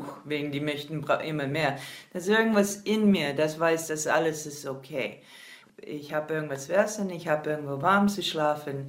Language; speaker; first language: German; non-native, learner; English